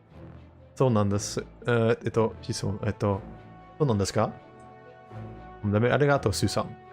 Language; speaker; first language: Japanese; non-native, learner; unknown